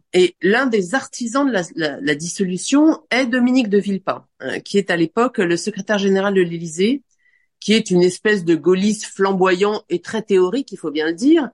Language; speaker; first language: French; native; French